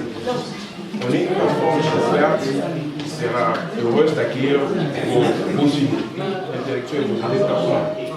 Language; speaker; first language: French; non-native, local second language; Lingala